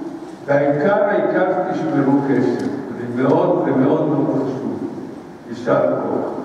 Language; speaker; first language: Hebrew; early bilingual, other home language; Spanish